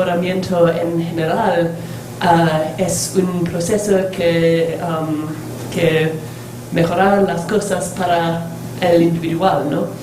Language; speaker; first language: Spanish; non-native, learner; English